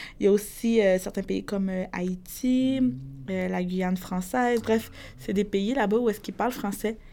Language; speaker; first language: French; early bilingual, other home language; Spanish